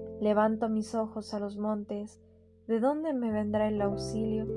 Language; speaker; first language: Spanish; native; Spanish